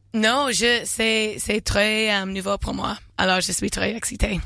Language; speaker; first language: French; non-native, learner; English